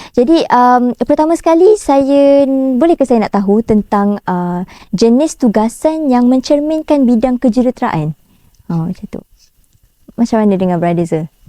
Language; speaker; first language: Malay; native; Malay